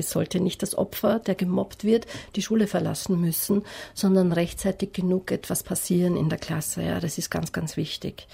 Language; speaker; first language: German; native; German